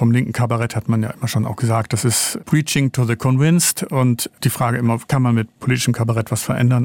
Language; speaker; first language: German; native; German